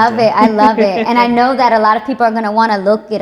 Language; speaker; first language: English; native; English